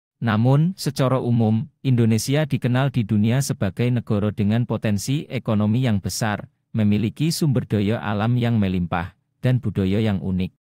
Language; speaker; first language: Indonesian; non-native, local second language; Javanese